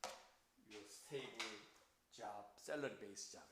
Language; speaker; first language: English; non-native, fluent; Korean